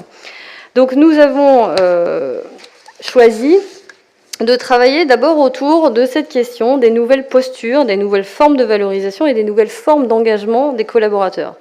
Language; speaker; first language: French; native; French